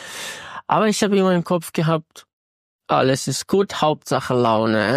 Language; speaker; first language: German; non-native, fluent; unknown